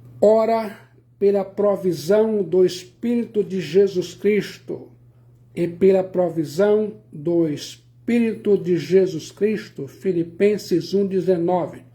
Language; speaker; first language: Portuguese; native; Portuguese